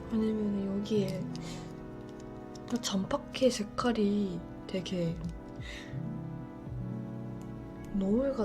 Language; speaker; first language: Korean; non-native, fluent; Japanese